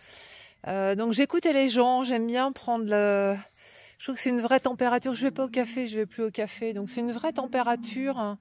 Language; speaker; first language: French; native; French